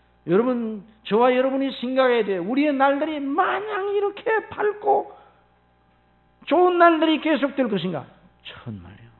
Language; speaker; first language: Korean; native; Korean